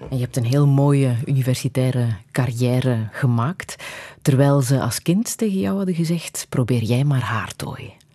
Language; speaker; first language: Dutch; native; Dutch